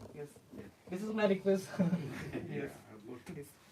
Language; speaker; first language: English; non-native, learner; Marathi